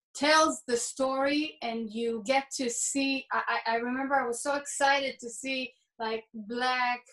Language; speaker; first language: English; early bilingual, heritage; Hebrew